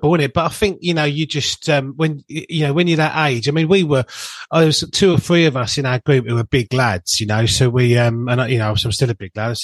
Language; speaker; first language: English; native; English